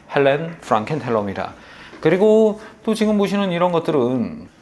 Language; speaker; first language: Korean; native; Korean